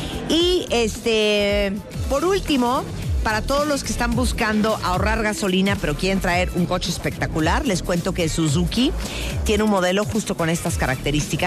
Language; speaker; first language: Spanish; native; Spanish